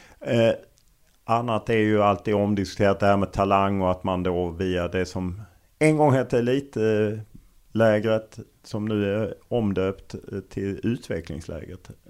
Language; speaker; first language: Swedish; native; Swedish